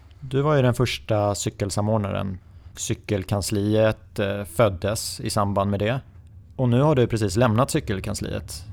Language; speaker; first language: Swedish; early bilingual, other home language; Persian